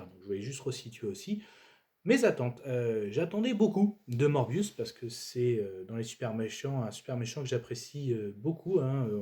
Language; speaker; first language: French; native; French